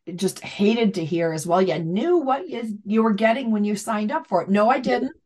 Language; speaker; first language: English; native; English